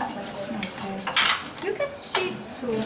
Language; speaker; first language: English; non-native, learner; Indonesian